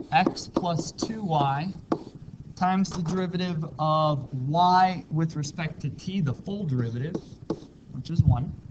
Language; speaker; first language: English; native; English